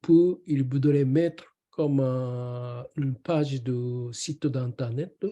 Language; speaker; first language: French; non-native, learner; Japanese